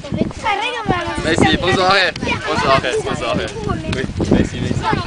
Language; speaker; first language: French; non-native, learner; Chinese